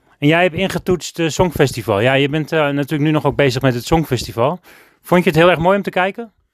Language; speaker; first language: Dutch; native; Dutch